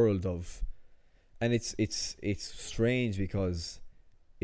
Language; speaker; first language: English; native; English